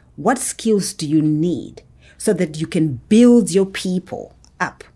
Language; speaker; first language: English; non-native, local second language; Shona